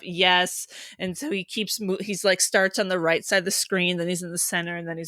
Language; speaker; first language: English; native; English